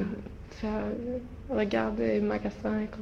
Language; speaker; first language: French; non-native, learner; Swedish